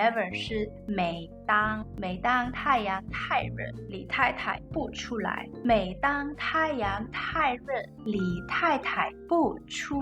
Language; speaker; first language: Chinese; non-native, learner; English